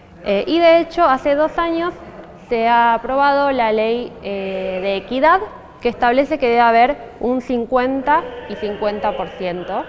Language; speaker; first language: Spanish; native; Spanish